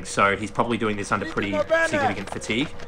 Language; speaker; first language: English; native; English